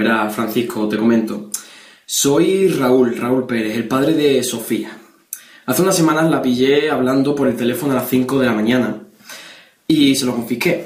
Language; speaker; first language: Spanish; native; Spanish